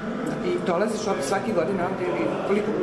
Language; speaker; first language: Serbian; native; Serbian